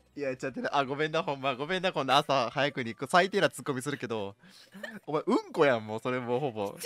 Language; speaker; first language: Japanese; native; Japanese